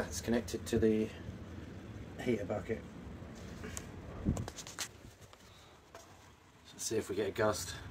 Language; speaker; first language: English; native; English